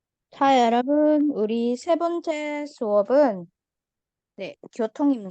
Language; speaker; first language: Korean; non-native, fluent; Indonesian